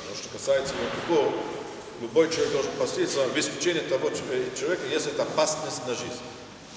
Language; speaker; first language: Russian; non-native, fluent; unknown